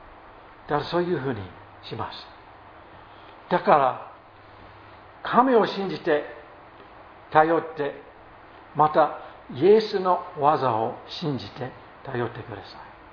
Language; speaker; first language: Japanese; non-native, fluent; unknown